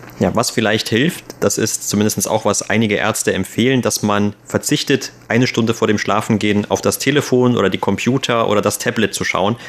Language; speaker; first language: German; native; German